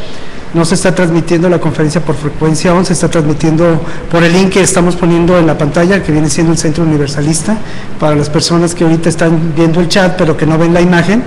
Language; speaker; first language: Spanish; native; Spanish